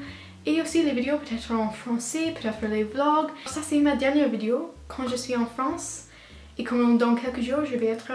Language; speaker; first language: French; non-native, learner; English